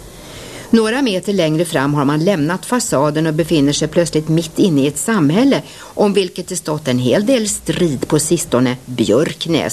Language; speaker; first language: Swedish; native; Swedish